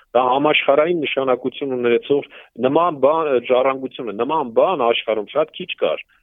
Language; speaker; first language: Armenian; native; Armenian